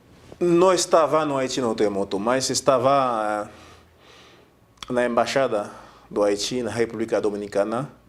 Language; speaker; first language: Portuguese; non-native, fluent; Haitian Creole